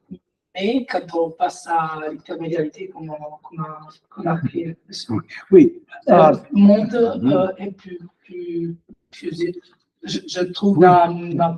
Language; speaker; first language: French; non-native, fluent; Italian